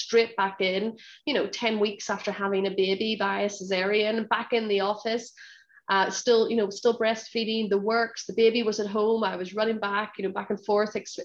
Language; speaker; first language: English; native; English